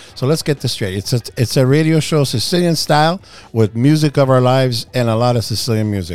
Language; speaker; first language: English; early bilingual, other home language; Italian